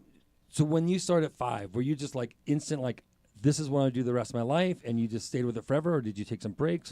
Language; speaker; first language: English; native; English